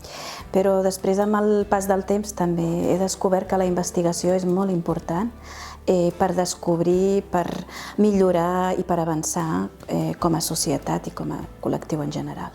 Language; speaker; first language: Catalan; early bilingual, other home language; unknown